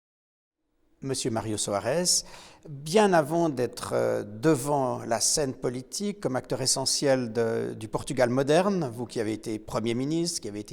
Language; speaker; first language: French; native; French